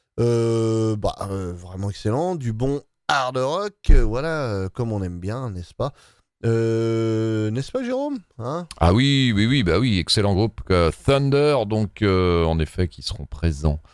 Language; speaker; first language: French; native; French